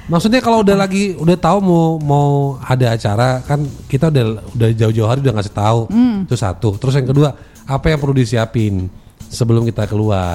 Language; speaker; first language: Indonesian; native; Indonesian